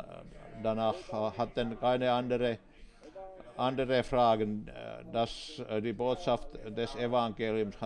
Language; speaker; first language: German; non-native, fluent; Finnish